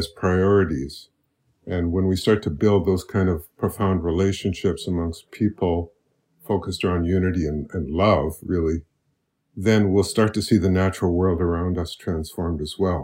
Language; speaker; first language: English; native; English